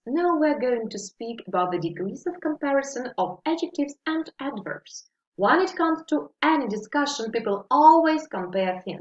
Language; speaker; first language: English; non-native, fluent; Ukrainian